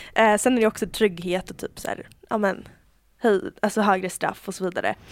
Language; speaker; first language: Swedish; native; Swedish